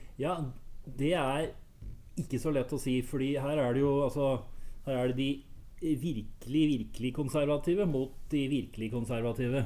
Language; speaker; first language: Norwegian; native; Norwegian